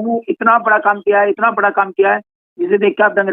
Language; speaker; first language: Hindi; native; Hindi